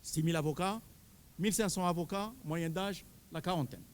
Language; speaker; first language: French; non-native, local second language; Arabic